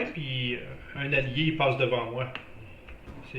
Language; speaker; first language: French; native; French